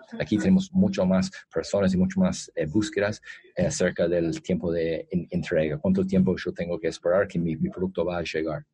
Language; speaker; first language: Spanish; non-native, fluent; English